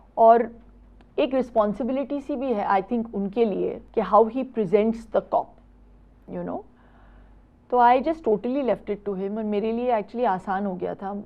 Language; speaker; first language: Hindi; non-native, local second language; Tulu